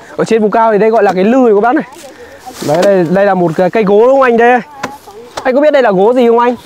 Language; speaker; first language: Vietnamese; native; Vietnamese